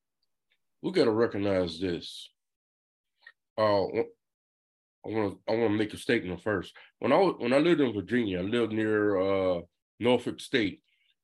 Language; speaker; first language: English; native; English